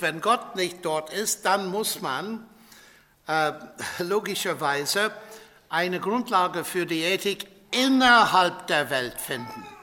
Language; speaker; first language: German; non-native, fluent; English